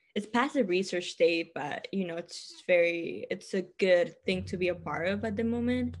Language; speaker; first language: English; non-native, fluent; Spanish